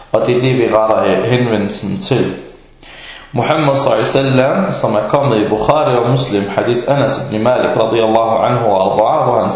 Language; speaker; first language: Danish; early bilingual, other home language; Arabic